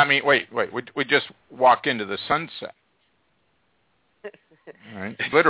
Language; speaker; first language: English; native; English